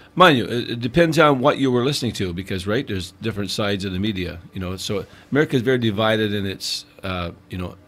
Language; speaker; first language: English; native; English